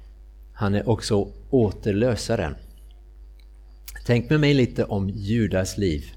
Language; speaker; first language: Swedish; non-native, fluent; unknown